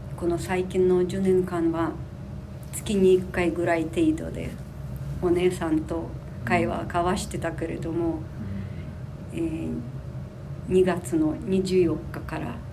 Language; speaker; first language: Japanese; non-native, fluent; Ukrainian